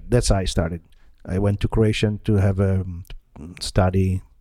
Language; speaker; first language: English; non-native, fluent; Italian